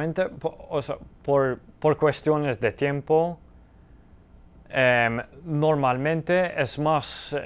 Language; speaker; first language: Spanish; early bilingual, heritage; Spanish